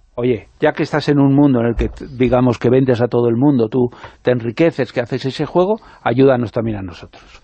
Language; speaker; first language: Spanish; native; Spanish